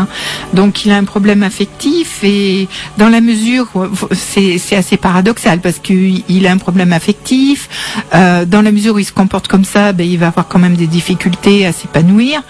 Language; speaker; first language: French; native; French